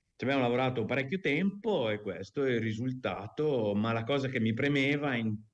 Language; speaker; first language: Italian; native; Italian